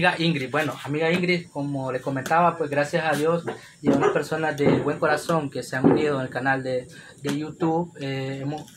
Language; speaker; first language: Spanish; native; Spanish